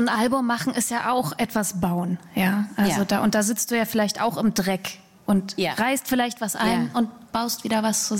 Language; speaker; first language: German; native; German